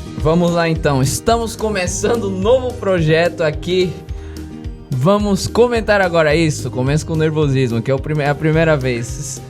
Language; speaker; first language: Portuguese; early bilingual, other home language; Spanish